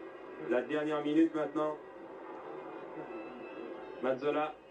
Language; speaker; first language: French; native; French